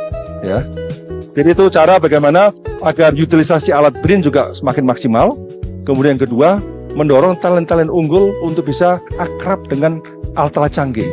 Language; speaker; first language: Indonesian; native; Indonesian